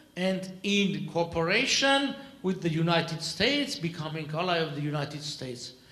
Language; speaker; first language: English; non-native, fluent; Armenian